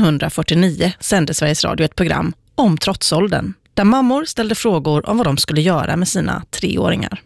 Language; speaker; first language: Swedish; native; Swedish